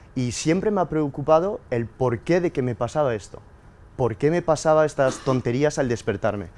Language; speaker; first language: Spanish; early bilingual, heritage; French